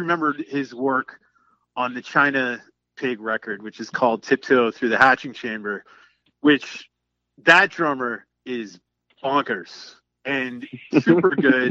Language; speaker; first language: English; native; English